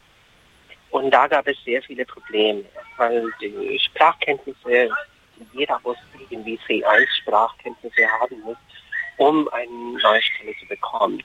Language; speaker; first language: German; non-native, fluent; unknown